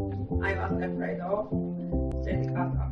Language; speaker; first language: English; non-native, fluent; Turkish